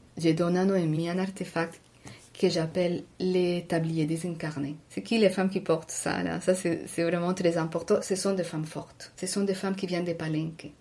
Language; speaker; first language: French; non-native, fluent; Spanish